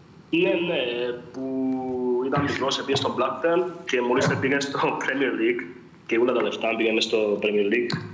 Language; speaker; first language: Greek; early bilingual, other home language; English